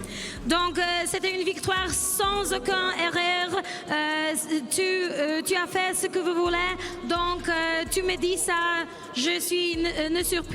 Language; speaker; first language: French; non-native, fluent; Polish